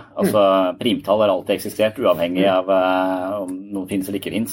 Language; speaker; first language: Norwegian; native; Norwegian